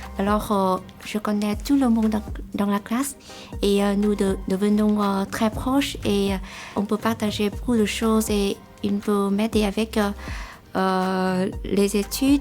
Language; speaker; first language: French; non-native, learner; Vietnamese